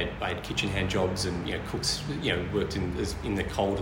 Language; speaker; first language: English; native; English